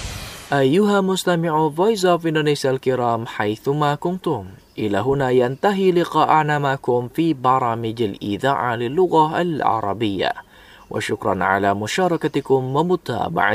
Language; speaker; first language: Arabic; non-native, fluent; Indonesian